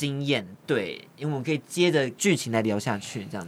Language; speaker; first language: Chinese; native; Chinese